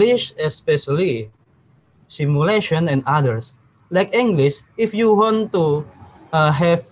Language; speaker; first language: English; non-native, learner; Indonesian